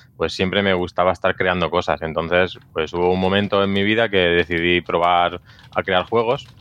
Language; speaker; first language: Spanish; native; Spanish